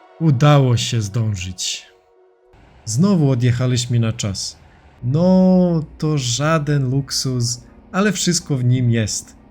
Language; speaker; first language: Polish; non-native, fluent; Serbian